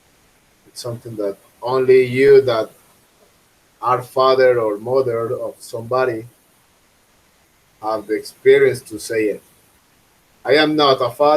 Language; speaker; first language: English; non-native, fluent; Spanish